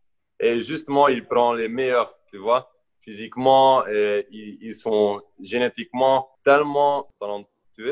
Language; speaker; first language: French; non-native, local second language; Dutch